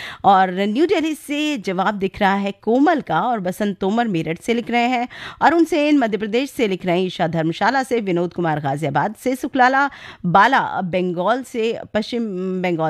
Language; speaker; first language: Hindi; native; Hindi